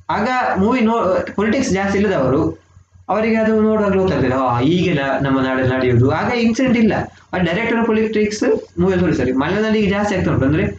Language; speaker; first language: Kannada; native; Kannada